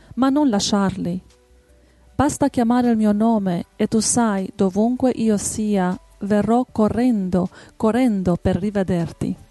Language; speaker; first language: Italian; non-native, fluent; English